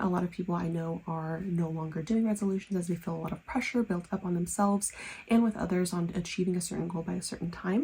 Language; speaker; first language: English; native; English